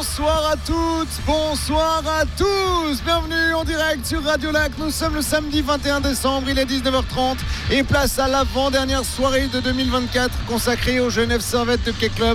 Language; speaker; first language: French; native; French